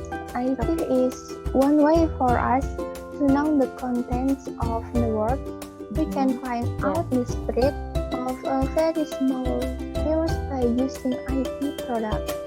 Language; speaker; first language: English; non-native, learner; Indonesian